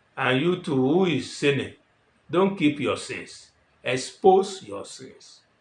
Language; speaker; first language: English; non-native, local second language; Yoruba